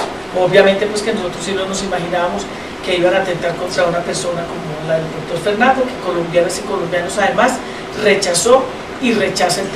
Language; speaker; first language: Spanish; native; Spanish